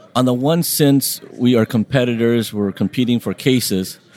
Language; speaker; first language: English; early bilingual, other home language; Vietnamese